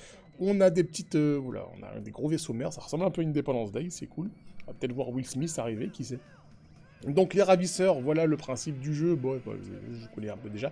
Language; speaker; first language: French; native; French